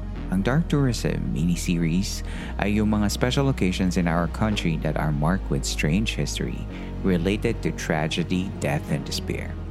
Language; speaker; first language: English; non-native, local second language; Filipino